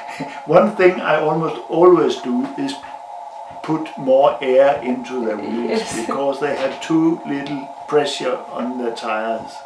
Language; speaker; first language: English; non-native, learner; Danish